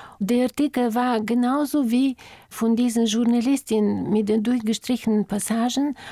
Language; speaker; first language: German; non-native, fluent; Bulgarian